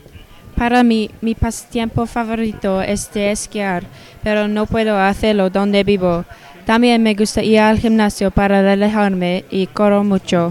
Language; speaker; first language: Spanish; non-native, learner; English